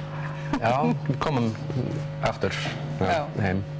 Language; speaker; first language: Icelandic; non-native, learner; English